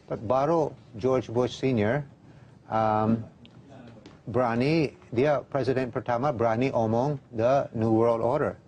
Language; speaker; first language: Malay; non-native, fluent; English